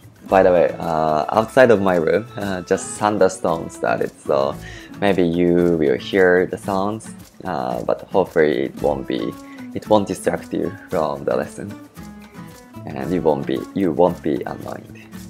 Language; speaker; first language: English; non-native, fluent; Japanese